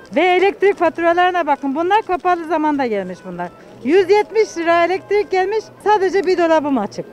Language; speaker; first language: Turkish; native; Turkish